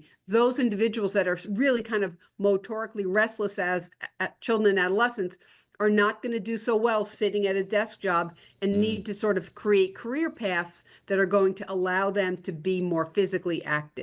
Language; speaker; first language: English; native; English